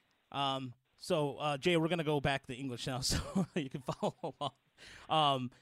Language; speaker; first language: English; early bilingual, other home language; Spanish